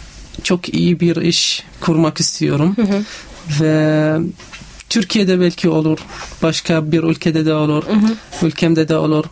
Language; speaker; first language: Turkish; non-native, fluent; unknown